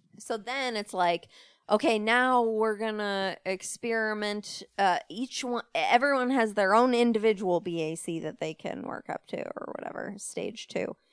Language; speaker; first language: English; native; English